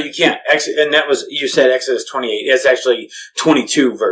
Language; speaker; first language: English; native; English